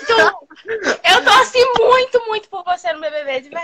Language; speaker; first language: Portuguese; native; Portuguese